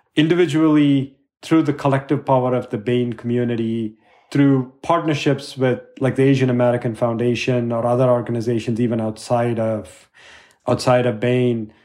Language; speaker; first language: English; non-native, local second language; Tamil